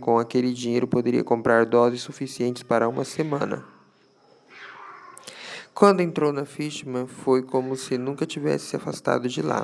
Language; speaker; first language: Portuguese; native; Portuguese